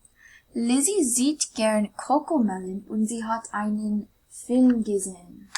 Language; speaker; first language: German; non-native, learner; English